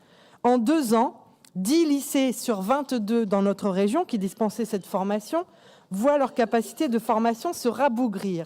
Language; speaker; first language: French; native; French